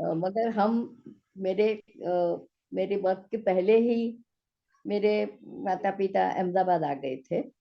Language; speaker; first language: Hindi; non-native, local second language; Gujarati